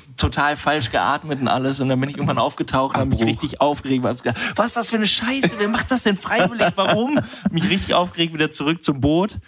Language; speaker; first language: German; native; German